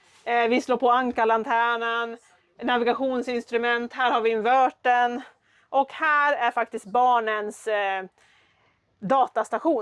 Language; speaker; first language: Swedish; native; Swedish